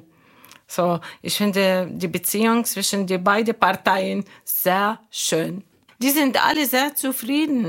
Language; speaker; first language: German; non-native, learner; Arabic